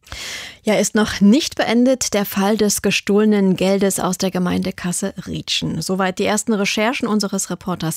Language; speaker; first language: German; native; German